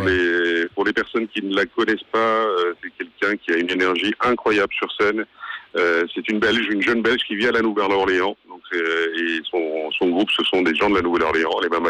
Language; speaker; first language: French; native; French